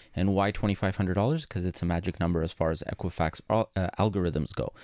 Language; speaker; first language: English; non-native, fluent; Greek